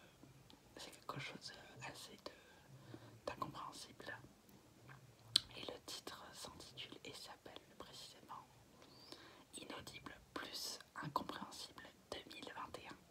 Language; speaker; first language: French; native; French